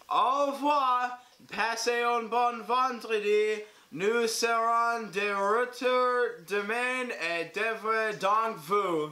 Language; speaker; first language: French; non-native, learner; English